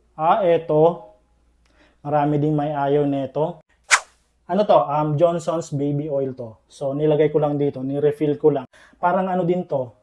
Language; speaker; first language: Filipino; non-native, local second language; Iloko